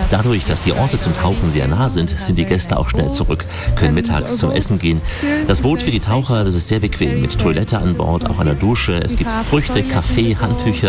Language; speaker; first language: German; native; German